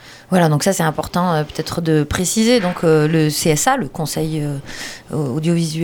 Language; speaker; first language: French; native; French